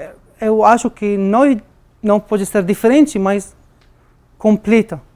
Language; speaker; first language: Portuguese; non-native, learner; Arabic